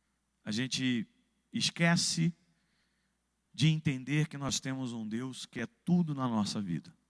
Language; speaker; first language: Portuguese; native; Portuguese